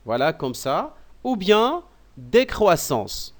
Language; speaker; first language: French; non-native, local second language; Arabic